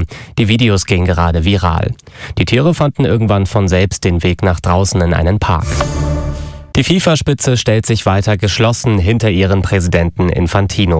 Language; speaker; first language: German; native; German